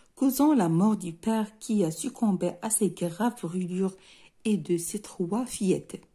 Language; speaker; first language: French; non-native, local second language; Arabic